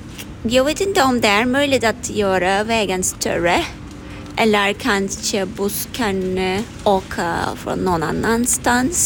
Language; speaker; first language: Swedish; non-native, learner; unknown